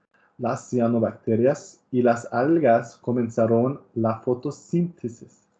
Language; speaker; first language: Spanish; non-native, learner; English